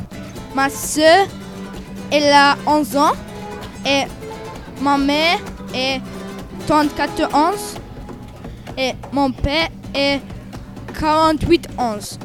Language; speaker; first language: French; non-native, learner; English